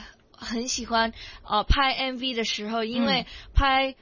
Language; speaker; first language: Chinese; non-native, local second language; Cantonese